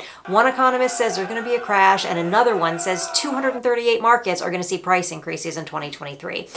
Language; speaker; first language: English; native; English